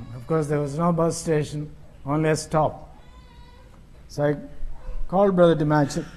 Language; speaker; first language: English; non-native, local second language; Telugu